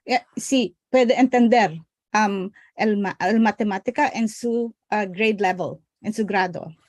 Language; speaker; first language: Spanish; non-native, learner; English